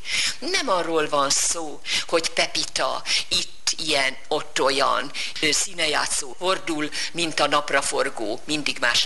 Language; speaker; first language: Hungarian; native; Hungarian